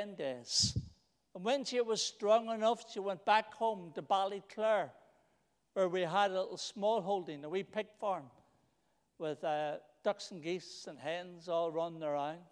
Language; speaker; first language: English; native; English